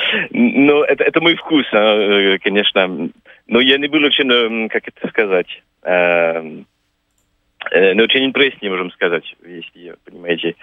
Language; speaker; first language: Russian; non-native, fluent; French